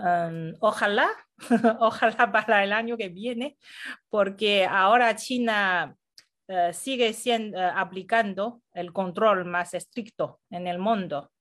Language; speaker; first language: Spanish; non-native, fluent; Chinese